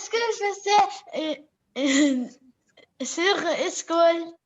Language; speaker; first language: French; non-native, learner; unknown